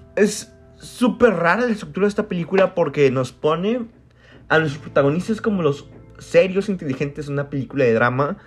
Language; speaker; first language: Spanish; native; Spanish